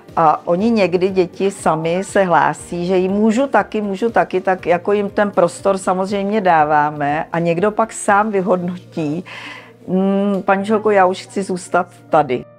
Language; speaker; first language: Czech; native; Czech